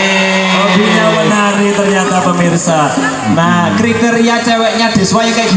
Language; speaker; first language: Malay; non-native, local second language; Javanese